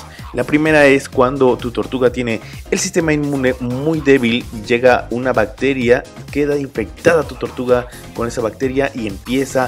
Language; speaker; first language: Spanish; native; Spanish